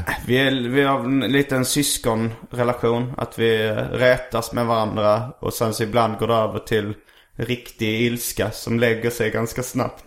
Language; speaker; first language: Swedish; native; Swedish